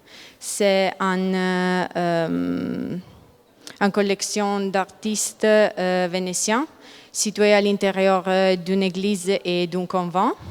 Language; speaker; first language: French; non-native, learner; Italian